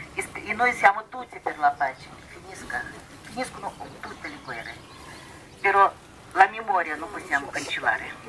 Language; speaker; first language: Italian; non-native, fluent; Russian